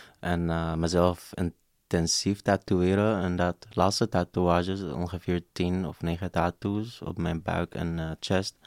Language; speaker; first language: Dutch; non-native, fluent; Arabic